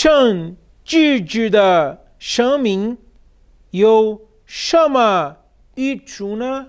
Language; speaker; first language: Chinese; non-native, fluent; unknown